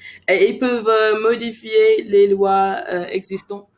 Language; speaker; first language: French; non-native, fluent; English